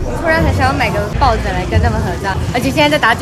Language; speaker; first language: Chinese; native; Chinese